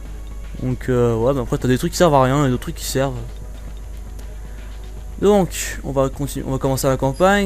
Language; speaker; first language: French; native; French